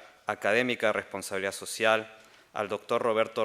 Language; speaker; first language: Spanish; native; Spanish